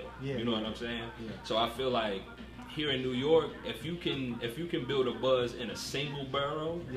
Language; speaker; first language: English; native; English